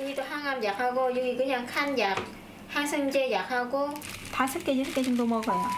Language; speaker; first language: Korean; non-native, learner; Vietnamese